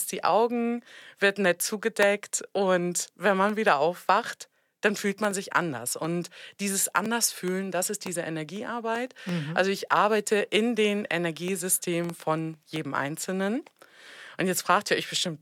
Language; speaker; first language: German; native; German